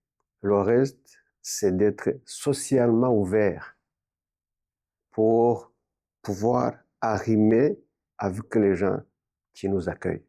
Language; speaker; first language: French; non-native, local second language; Kinyarwanda